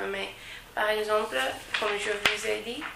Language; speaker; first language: French; non-native, learner; Spanish